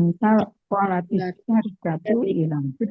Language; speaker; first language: Arabic; non-native, learner; Indonesian